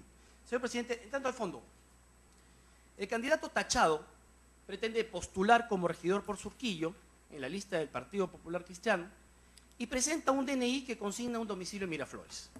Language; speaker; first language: Spanish; native; Spanish